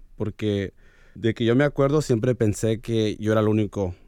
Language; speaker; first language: Spanish; early bilingual, heritage; Spanish